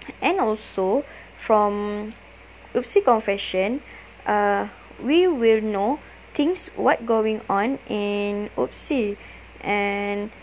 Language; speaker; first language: English; non-native, learner; Malay